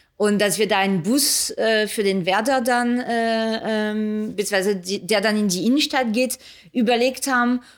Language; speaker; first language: German; early bilingual, other home language; French